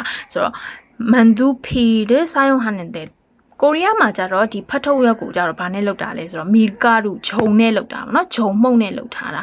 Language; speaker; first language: Korean; non-native, learner; Burmese